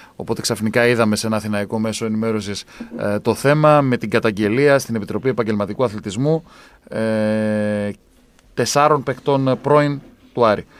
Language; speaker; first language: Greek; native; Greek